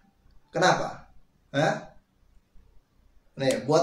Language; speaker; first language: Indonesian; native; Indonesian